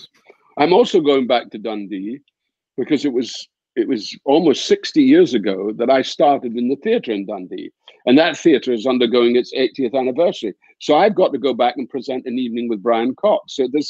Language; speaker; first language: English; native; English